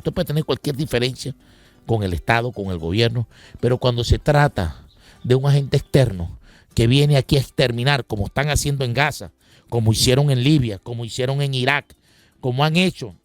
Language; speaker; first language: Spanish; native; Spanish